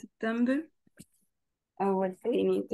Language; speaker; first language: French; non-native, fluent; Arabic